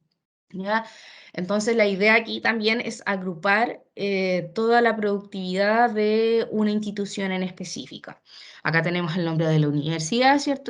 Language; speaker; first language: Spanish; native; Spanish